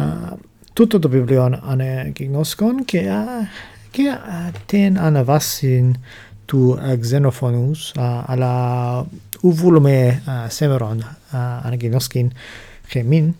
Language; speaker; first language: Greek; non-native, learner; English